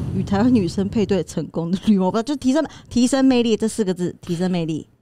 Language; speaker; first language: Chinese; native; Chinese